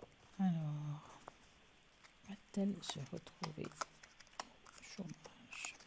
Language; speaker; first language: French; native; French